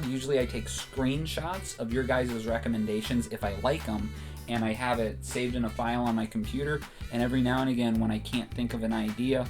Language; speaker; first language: English; native; English